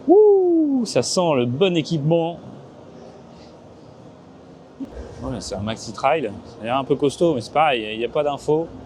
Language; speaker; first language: French; native; French